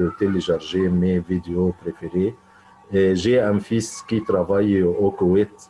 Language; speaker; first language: French; non-native, fluent; Arabic